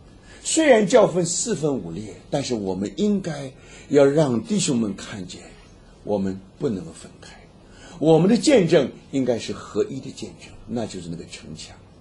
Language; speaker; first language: Chinese; native; Chinese